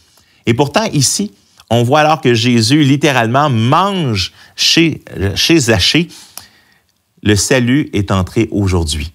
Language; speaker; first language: French; native; French